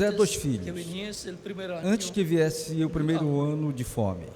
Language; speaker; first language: Portuguese; native; Portuguese